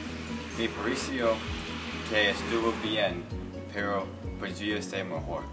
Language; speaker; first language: Spanish; non-native, learner; English